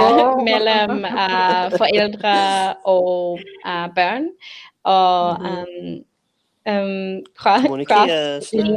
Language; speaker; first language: Danish; non-native, learner; English